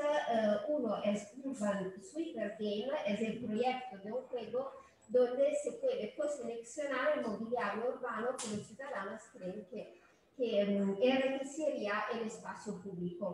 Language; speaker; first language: Spanish; non-native, fluent; Italian